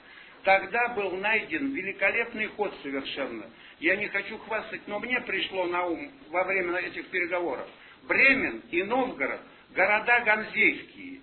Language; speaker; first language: Russian; native; Russian